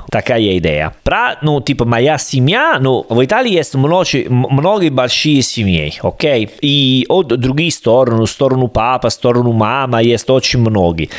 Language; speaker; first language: Russian; non-native, learner; Italian